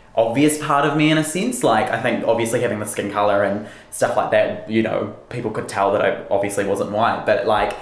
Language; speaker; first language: English; native; English